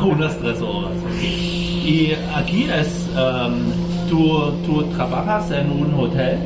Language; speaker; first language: Spanish; non-native, learner; German